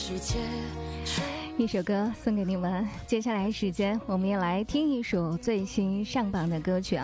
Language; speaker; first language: Chinese; native; Chinese